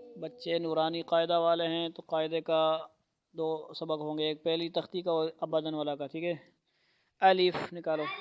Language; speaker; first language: Urdu; non-native, local second language; Pashto